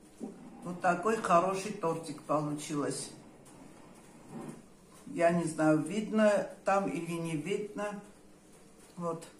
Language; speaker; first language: Russian; non-native, local second language; Armenian